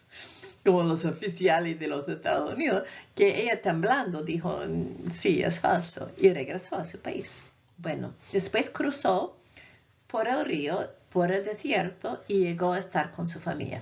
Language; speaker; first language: Spanish; non-native, fluent; English